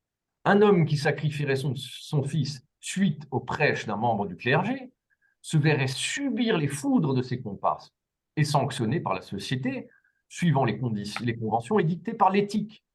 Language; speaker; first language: French; native; French